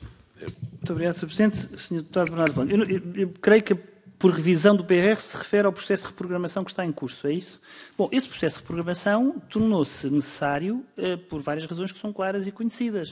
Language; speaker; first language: Portuguese; native; Portuguese